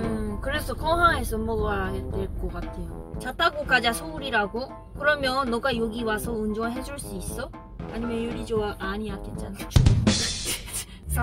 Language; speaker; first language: Korean; non-native, learner; Japanese